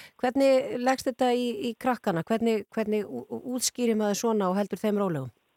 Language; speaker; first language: Icelandic; native; Icelandic